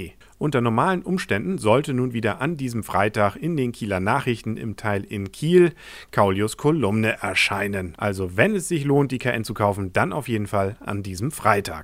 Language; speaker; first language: German; native; German